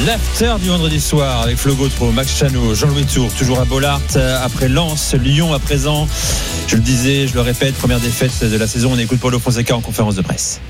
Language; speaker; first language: French; native; French